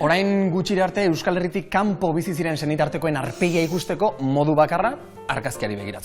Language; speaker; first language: Basque; native; Basque